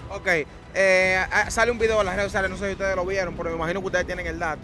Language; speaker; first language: Spanish; native; Spanish